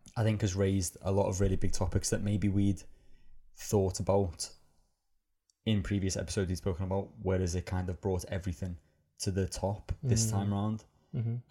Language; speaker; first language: English; native; English